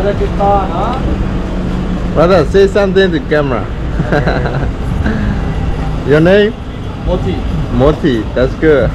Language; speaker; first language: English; non-native, learner; Burmese